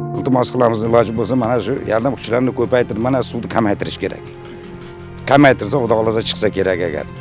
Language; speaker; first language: Uzbek; native; Uzbek